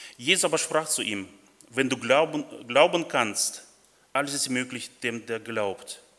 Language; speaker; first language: German; non-native, fluent; Russian